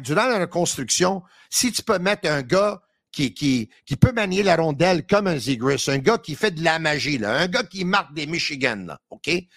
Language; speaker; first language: French; non-native, local second language; English